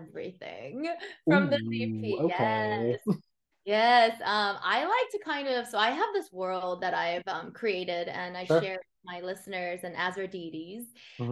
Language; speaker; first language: English; early bilingual, other home language; Korean